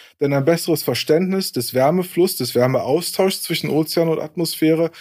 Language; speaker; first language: German; native; German